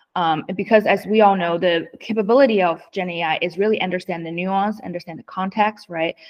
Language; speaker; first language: English; non-native, fluent; Chinese